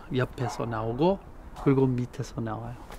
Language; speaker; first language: Korean; non-native, fluent; English